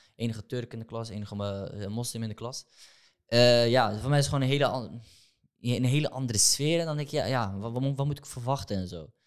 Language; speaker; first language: Dutch; early bilingual, other home language; Turkish